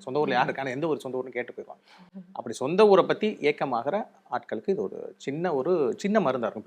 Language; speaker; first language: Tamil; native; Tamil